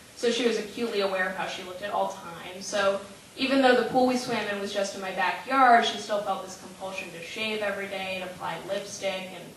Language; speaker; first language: English; native; English